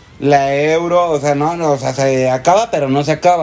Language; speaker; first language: Spanish; native; Spanish